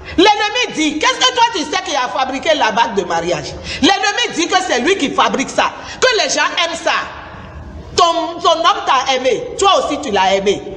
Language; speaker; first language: French; non-native, local second language; Susu